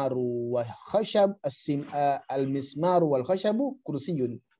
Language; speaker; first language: Arabic; non-native, fluent; Indonesian